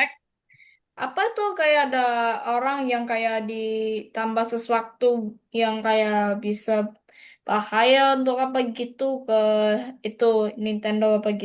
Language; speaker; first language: Indonesian; non-native, learner; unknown